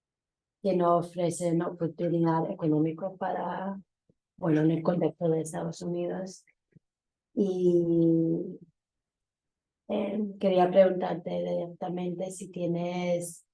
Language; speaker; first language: Spanish; early bilingual, heritage; Spanish